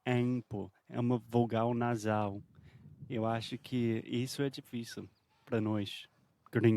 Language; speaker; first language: Portuguese; non-native, fluent; English